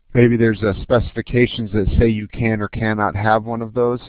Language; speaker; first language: English; native; English